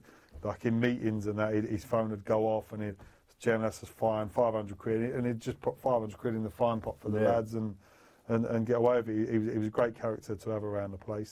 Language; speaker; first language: English; native; English